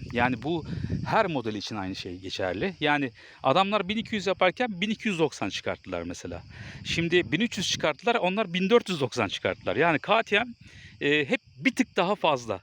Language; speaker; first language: Turkish; native; Turkish